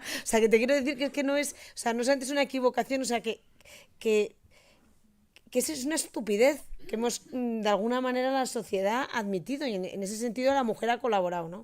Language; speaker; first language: Spanish; native; Spanish